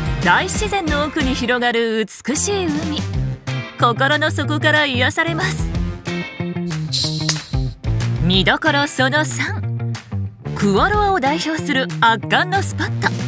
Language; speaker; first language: Japanese; native; Japanese